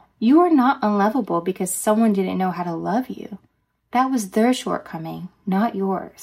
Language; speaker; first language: English; native; English